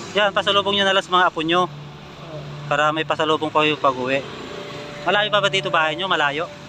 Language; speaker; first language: Filipino; native; Filipino